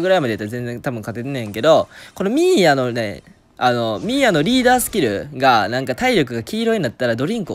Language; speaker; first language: Japanese; native; Japanese